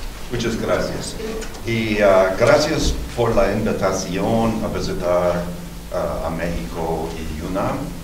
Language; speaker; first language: Spanish; non-native, learner; English